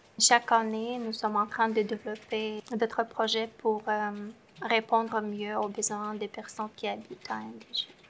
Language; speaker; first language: French; non-native, fluent; Romanian